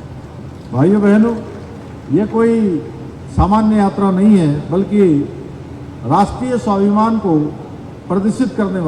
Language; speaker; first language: Hindi; native; Hindi